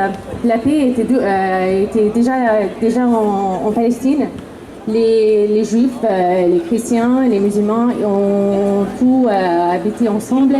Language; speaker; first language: French; non-native, learner; Arabic